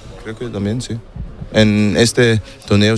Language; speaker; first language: Spanish; non-native, learner; German